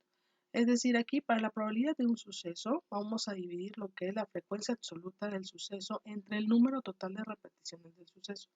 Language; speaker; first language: Spanish; native; Spanish